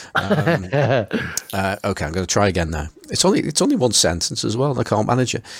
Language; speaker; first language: English; native; English